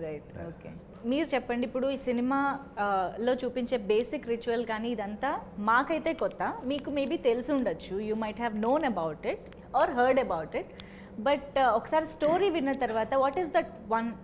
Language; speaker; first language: Telugu; native; Telugu